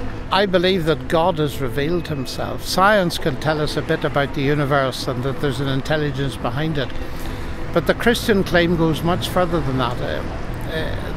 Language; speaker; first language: English; native; English